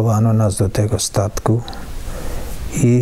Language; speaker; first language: Polish; early bilingual, other home language; Macedonian